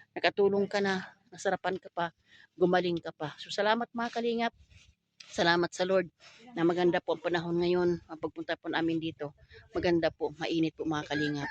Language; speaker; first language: Filipino; native; Filipino